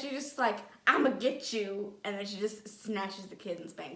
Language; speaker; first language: English; native; English